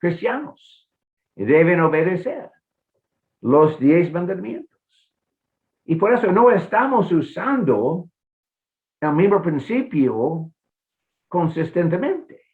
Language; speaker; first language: Spanish; non-native, fluent; English